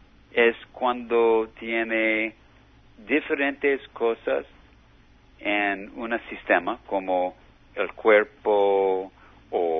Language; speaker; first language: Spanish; non-native, learner; English